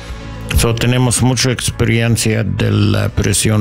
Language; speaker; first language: Spanish; non-native, learner; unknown